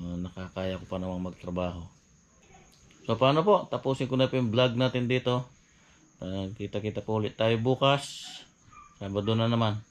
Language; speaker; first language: Filipino; non-native, local second language; Pampanga